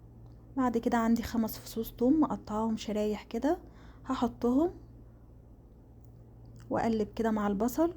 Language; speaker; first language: Arabic; native; Arabic